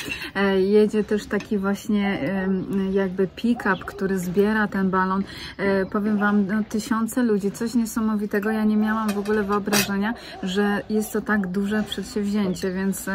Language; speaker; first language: Polish; native; Polish